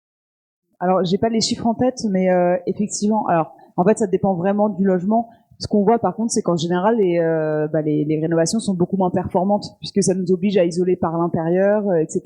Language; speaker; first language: French; native; French